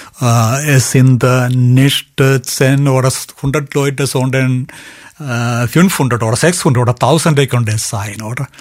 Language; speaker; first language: German; non-native, fluent; Malayalam